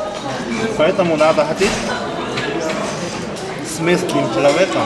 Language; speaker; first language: Russian; non-native, fluent; Korean